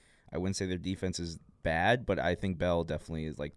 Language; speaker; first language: English; native; English